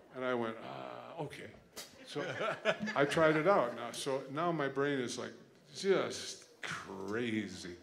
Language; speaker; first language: English; native; English